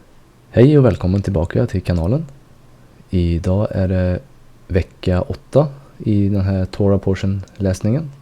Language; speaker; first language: Swedish; native; Swedish